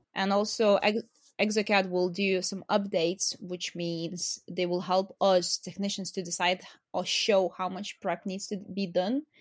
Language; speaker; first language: English; non-native, fluent; Lithuanian